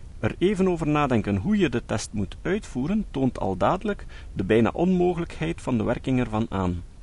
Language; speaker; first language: Dutch; native; Dutch